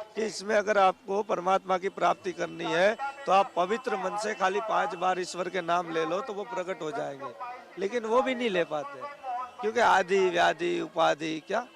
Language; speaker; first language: Hindi; non-native, local second language; Gujarati